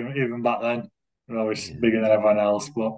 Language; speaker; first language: English; native; English